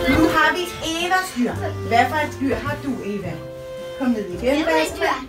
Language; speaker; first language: Danish; native; Danish